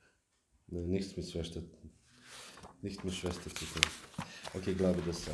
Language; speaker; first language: German; non-native, learner; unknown